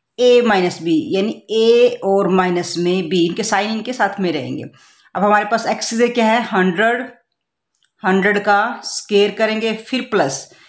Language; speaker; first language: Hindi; native; Hindi